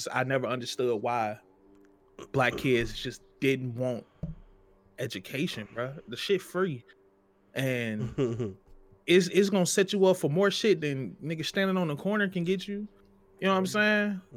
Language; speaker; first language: English; native; English